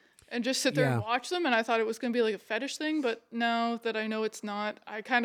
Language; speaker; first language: English; native; English